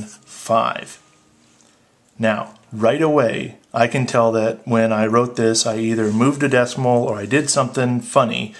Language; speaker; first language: English; native; English